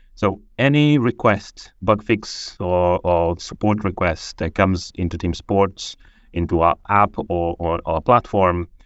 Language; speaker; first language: English; non-native, fluent; Portuguese